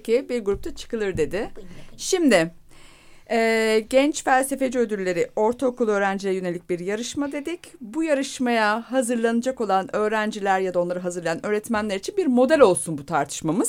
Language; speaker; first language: Turkish; native; Turkish